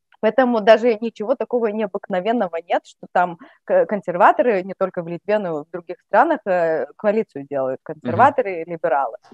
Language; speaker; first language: Russian; native; Russian